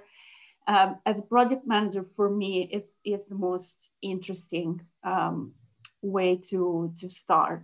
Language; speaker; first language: English; non-native, fluent; Italian